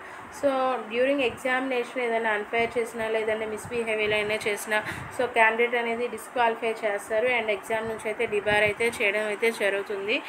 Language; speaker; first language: Telugu; native; Telugu